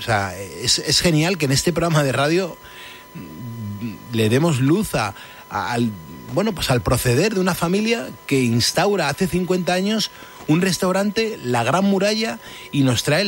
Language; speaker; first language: Spanish; native; Spanish